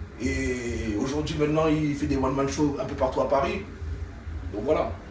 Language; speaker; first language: French; native; French